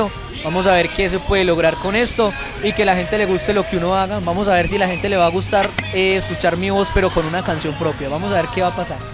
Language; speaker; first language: Spanish; native; Spanish